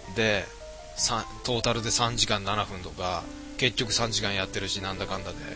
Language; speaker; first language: Japanese; native; Japanese